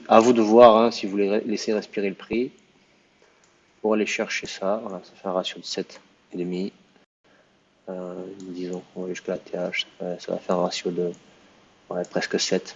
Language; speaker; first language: French; native; French